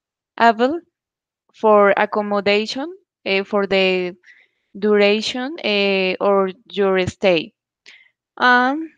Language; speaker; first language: English; non-native, learner; Spanish